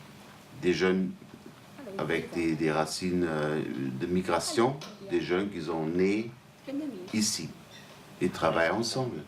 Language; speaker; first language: French; non-native, fluent; German